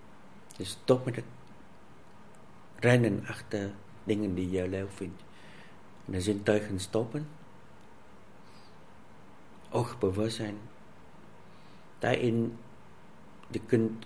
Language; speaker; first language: Dutch; non-native, fluent; Vietnamese